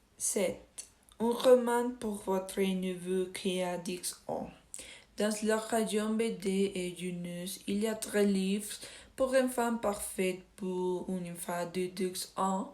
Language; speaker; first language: French; non-native, learner; Spanish